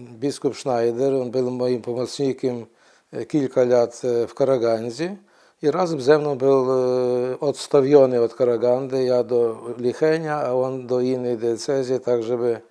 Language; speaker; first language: Polish; non-native, fluent; Ukrainian